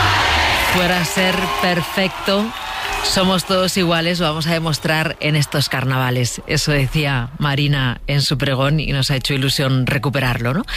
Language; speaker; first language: Spanish; native; Spanish